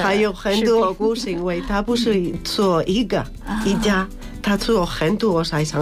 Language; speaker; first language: Chinese; non-native, learner; Spanish